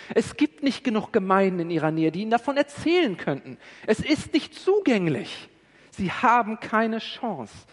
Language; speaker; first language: German; native; German